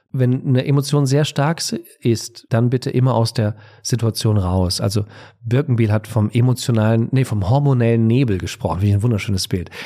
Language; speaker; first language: German; native; German